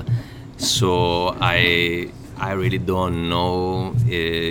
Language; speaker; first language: English; non-native, learner; Italian